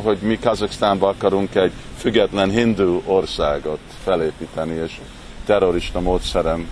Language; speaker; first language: Hungarian; early bilingual, heritage; Hungarian